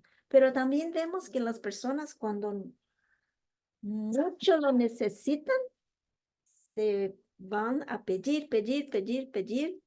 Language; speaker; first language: Spanish; non-native, fluent; Portuguese